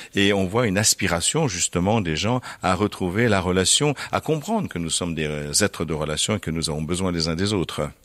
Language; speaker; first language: French; native; French